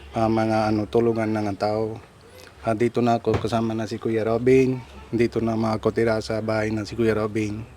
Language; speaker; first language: Filipino; non-native, learner; Punjabi